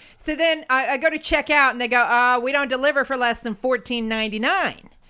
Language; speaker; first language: English; native; English